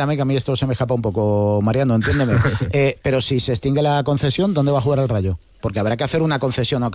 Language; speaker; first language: Spanish; native; Spanish